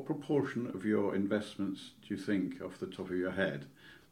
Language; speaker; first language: English; native; English